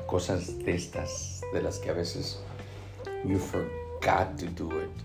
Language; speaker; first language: Spanish; early bilingual, heritage; Spanish